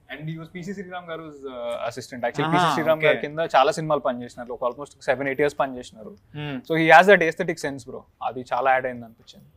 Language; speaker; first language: Telugu; native; Telugu